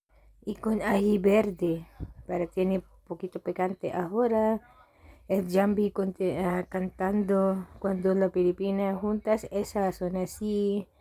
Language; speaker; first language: Spanish; non-native, learner; Filipino